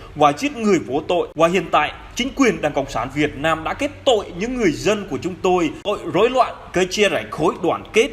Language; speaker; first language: Vietnamese; non-native, local second language; Jarai